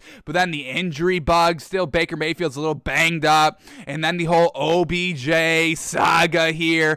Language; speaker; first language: English; native; English